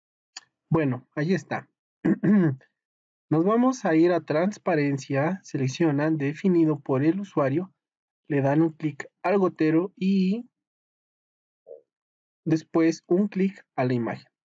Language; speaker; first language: Spanish; native; Spanish